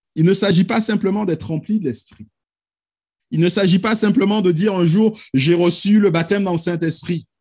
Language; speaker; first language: French; native; French